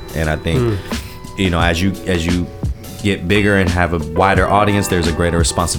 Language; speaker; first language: English; early bilingual, other home language; Japanese